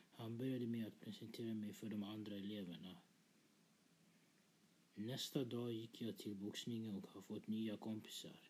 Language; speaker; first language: Swedish; early bilingual, other home language; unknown